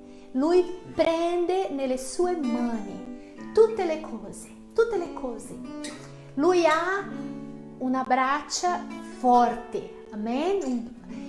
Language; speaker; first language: Italian; non-native, fluent; Portuguese